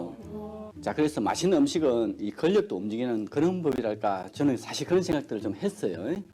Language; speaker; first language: Korean; native; Korean